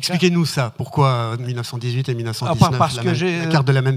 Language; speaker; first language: French; native; French